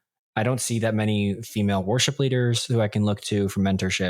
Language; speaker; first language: English; native; English